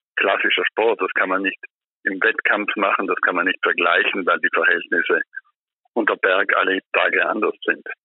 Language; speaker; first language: German; native; German